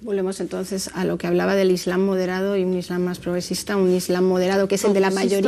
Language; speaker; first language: Spanish; native; Spanish